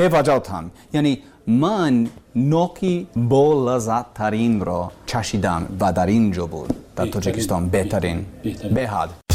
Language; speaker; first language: Persian; non-native, learner; English